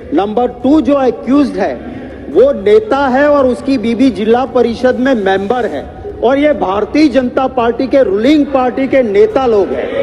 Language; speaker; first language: Hindi; non-native, local second language; Gujarati